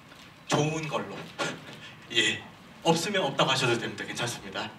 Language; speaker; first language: Korean; non-native, fluent; Thai